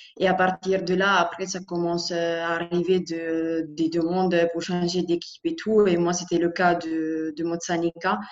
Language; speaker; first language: French; non-native, fluent; Italian